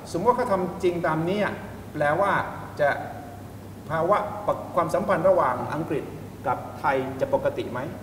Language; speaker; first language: Thai; native; Thai